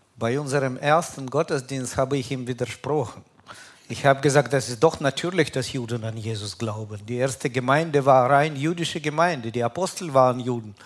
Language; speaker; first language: German; non-native, fluent; Russian